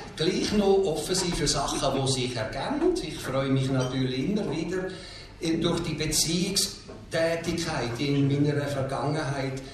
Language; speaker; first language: German; native; German